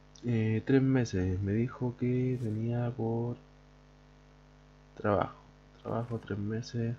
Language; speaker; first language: Spanish; native; Spanish